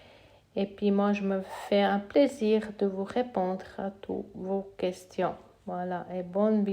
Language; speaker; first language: French; non-native, fluent; Italian